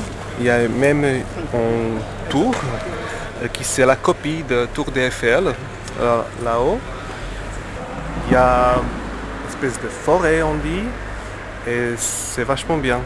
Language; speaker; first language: French; non-native, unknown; Slovak